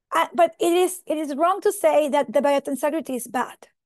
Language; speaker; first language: English; non-native, fluent; Spanish